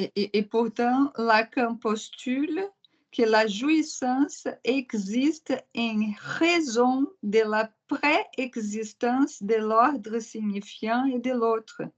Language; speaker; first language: French; non-native, fluent; Portuguese